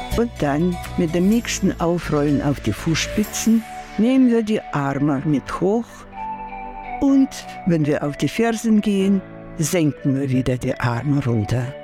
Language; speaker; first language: German; non-native, fluent; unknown